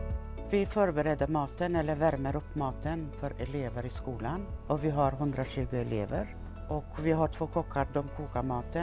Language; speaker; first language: Swedish; non-native, local second language; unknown